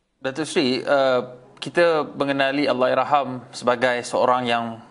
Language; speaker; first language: Malay; native; Malay